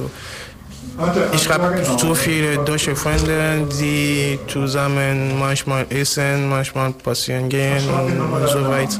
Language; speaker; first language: German; non-native, fluent; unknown